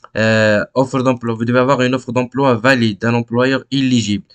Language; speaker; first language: French; non-native, local second language; Arabic